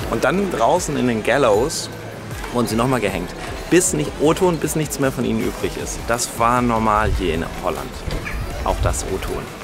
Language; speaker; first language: German; native; German